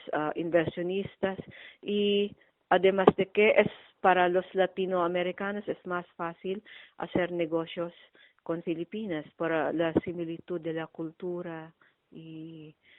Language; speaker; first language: Spanish; non-native, fluent; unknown